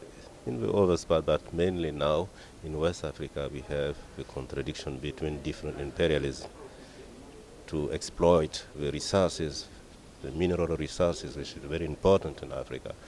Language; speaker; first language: English; non-native, learner; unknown